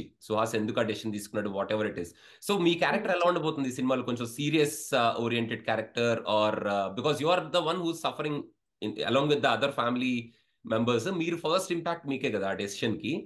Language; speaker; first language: Telugu; native; Telugu